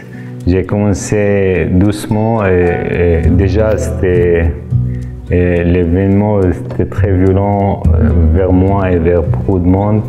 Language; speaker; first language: French; non-native, fluent; Arabic